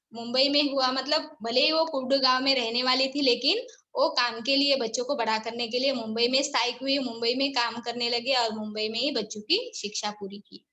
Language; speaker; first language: Hindi; non-native, local second language; Marathi